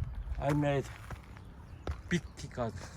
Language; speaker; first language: English; non-native, learner; Korean